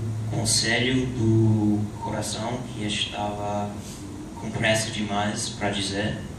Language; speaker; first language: Portuguese; non-native, learner; English